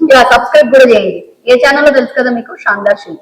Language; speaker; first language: Telugu; non-native, local second language; Bangla